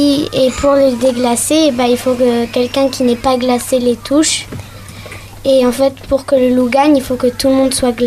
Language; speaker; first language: French; native; French